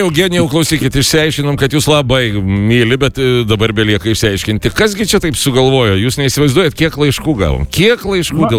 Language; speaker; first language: Lithuanian; native; Lithuanian